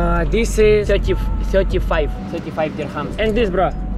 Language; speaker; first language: English; non-native, learner; Russian